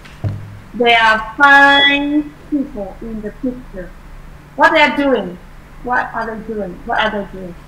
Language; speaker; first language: English; non-native, fluent; Vietnamese